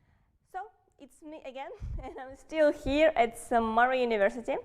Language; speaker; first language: English; non-native, fluent; Russian